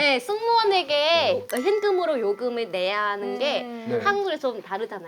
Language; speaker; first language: Korean; non-native, fluent; Vietnamese